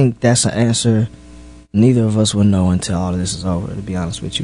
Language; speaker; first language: English; native; English